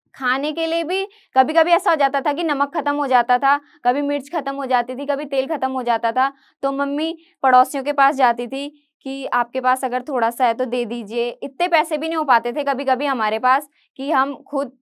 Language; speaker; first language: Hindi; native; Hindi